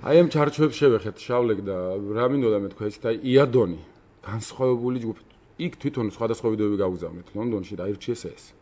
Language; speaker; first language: Georgian; native; Georgian